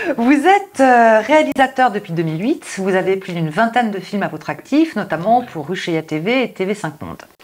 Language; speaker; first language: French; native; French